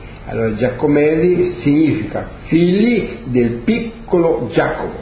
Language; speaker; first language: Italian; early bilingual, heritage; Portuguese